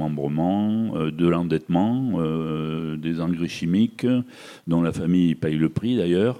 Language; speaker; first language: French; native; French